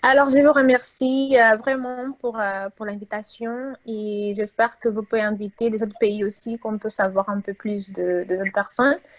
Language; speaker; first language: French; non-native, local second language; Portuguese